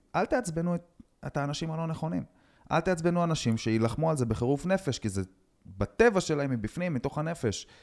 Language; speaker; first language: Hebrew; native; Hebrew